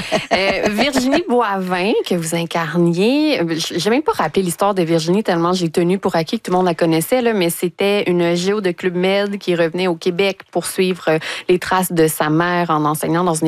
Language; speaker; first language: French; native; French